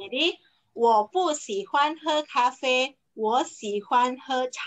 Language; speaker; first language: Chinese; non-native, fluent; Indonesian